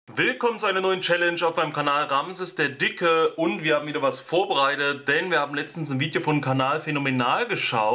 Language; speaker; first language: German; native; German